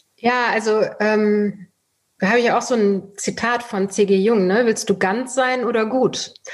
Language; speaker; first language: German; early bilingual, other home language; Persian